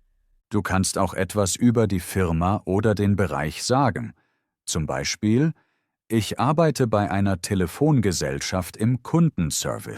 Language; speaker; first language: German; native; German